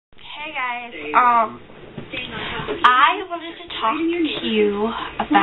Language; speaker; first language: English; native; English